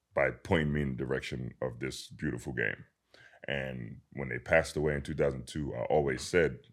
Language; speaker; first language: English; native; English